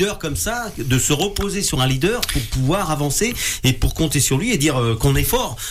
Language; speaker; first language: French; native; French